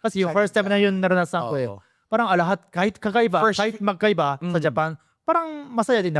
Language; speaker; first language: Filipino; non-native, fluent; Japanese